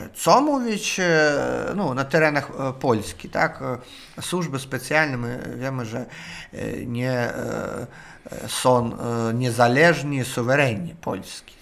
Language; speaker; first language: Polish; non-native, learner; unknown